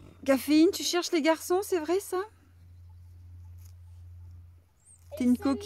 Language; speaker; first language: French; native; French